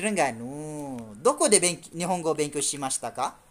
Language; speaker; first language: Japanese; non-native, fluent; Malay